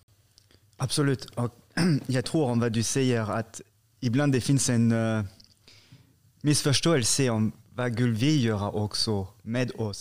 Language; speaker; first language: Swedish; non-native, fluent; French